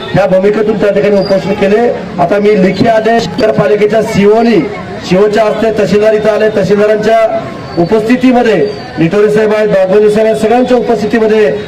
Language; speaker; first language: Marathi; native; Marathi